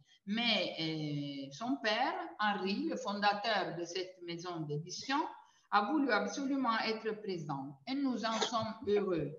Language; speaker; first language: French; non-native, fluent; Italian